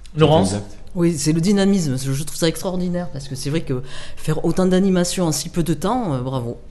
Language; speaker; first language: French; native; French